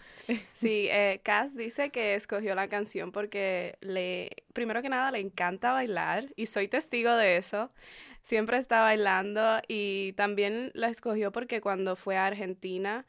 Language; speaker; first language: Spanish; early bilingual, heritage; Spanish